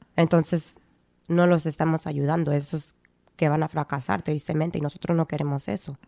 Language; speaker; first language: Spanish; early bilingual, heritage; Spanish